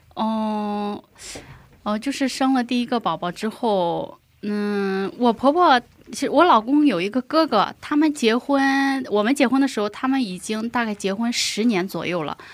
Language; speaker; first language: Chinese; native; Chinese